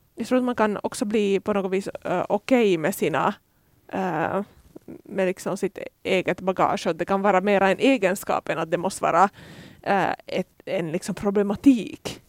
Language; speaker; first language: Swedish; native; Swedish